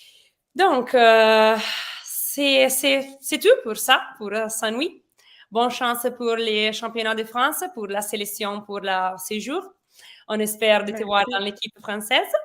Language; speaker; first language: French; non-native, learner; Italian